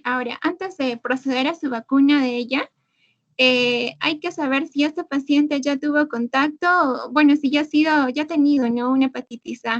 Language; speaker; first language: Spanish; native; Spanish